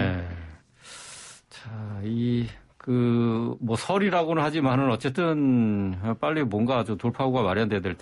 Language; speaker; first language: Korean; native; Korean